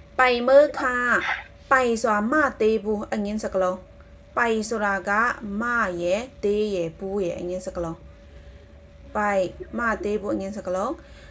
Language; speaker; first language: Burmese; non-native, local second language; Shan